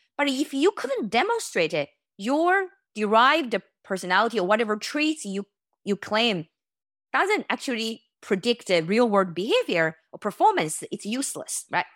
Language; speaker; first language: English; non-native, fluent; Chinese